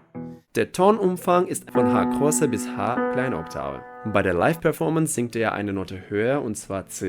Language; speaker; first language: German; non-native, fluent; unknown